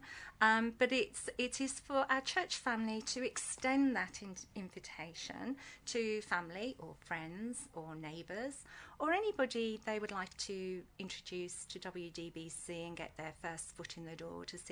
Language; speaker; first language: English; native; English